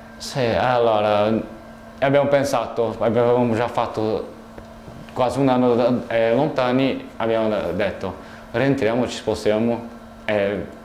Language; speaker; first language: Italian; non-native, fluent; Portuguese